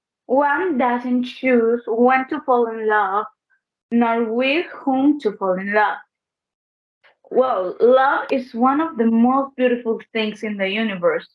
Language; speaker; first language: English; non-native, learner; Spanish